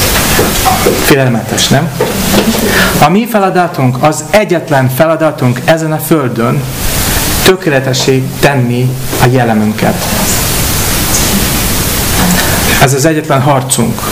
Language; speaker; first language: Hungarian; non-native, fluent; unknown